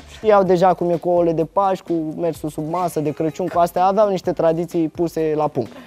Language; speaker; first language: Romanian; early bilingual, other home language; Arabic